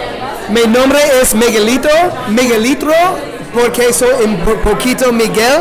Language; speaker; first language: Spanish; non-native, learner; English